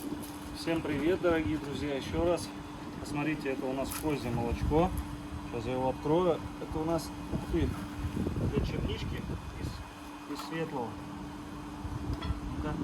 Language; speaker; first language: Russian; native; Russian